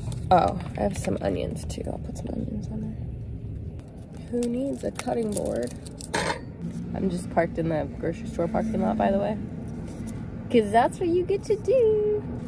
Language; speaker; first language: English; native; English